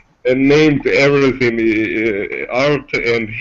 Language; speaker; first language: English; non-native, learner; Russian